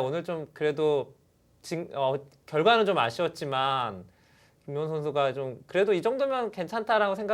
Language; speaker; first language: Korean; native; Korean